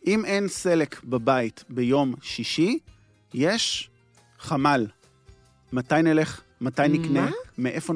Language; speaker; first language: Hebrew; native; Hebrew